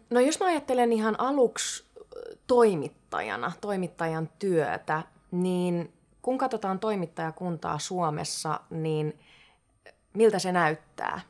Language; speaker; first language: Finnish; native; Finnish